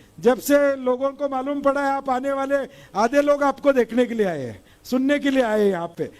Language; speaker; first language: Hindi; non-native, local second language; Marathi